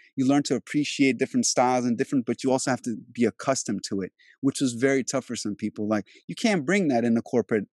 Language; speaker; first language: English; early bilingual, other home language; Albanian